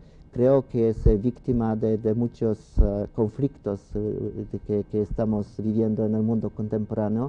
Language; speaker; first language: Spanish; non-native, fluent; Polish